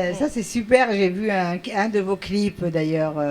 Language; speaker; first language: French; native; French